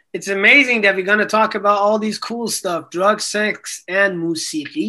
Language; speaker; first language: English; non-native, fluent; Persian